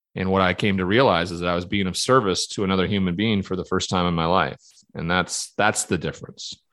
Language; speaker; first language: English; native; English